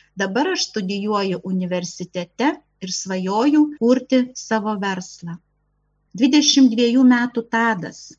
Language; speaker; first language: Lithuanian; native; Lithuanian